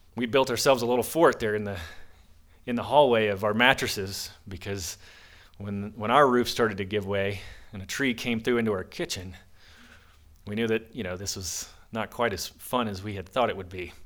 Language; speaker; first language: English; native; English